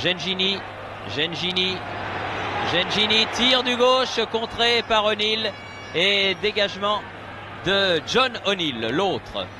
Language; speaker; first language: French; native; French